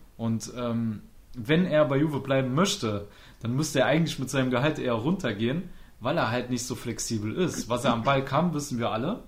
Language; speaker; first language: German; native; German